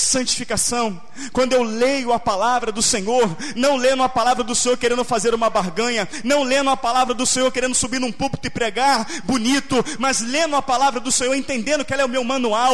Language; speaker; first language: Portuguese; native; Portuguese